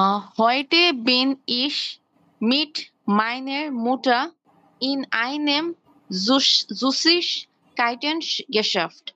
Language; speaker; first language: German; non-native, learner; Bangla